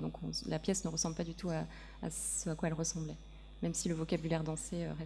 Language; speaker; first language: French; native; French